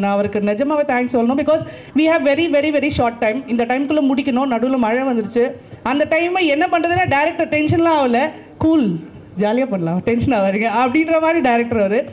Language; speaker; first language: Tamil; native; Tamil